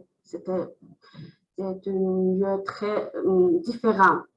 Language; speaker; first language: French; non-native, learner; Azerbaijani